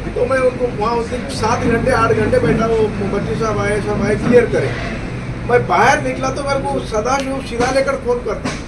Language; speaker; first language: Hindi; non-native, local second language; Telugu